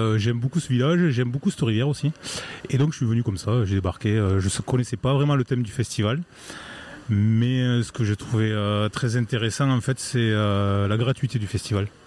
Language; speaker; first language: French; native; French